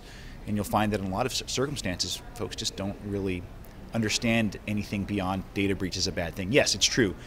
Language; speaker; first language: English; native; English